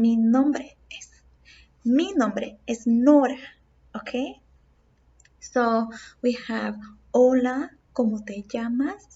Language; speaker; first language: Spanish; non-native, fluent; English